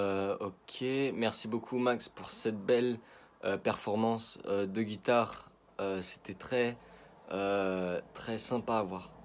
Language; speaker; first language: French; non-native, fluent; English